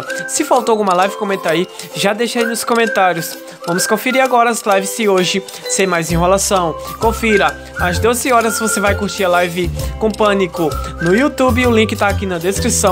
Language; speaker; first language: Portuguese; native; Portuguese